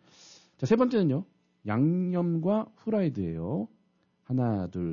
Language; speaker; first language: Korean; native; Korean